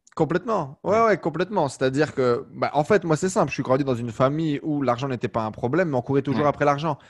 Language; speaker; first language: French; native; French